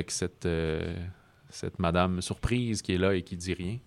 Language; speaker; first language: French; native; French